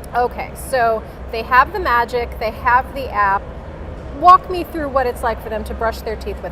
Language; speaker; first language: English; native; English